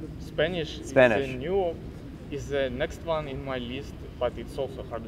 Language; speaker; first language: English; non-native, learner; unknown